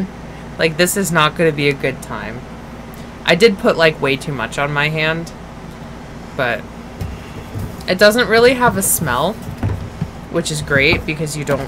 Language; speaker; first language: English; native; English